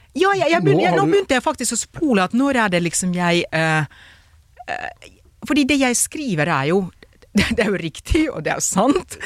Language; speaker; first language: Norwegian; non-native, fluent; Finnish